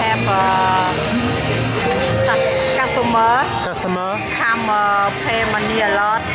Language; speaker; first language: English; non-native, learner; Khmer